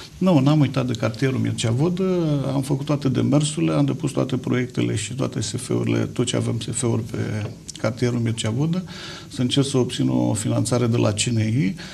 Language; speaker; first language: Romanian; native; Romanian